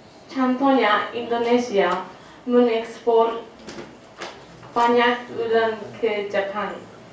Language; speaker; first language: Indonesian; non-native, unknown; Japanese